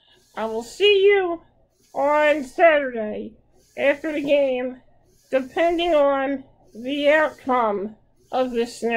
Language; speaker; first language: English; native; English